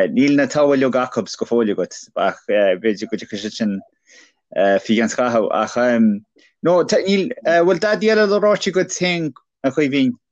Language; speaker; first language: Irish; native; Irish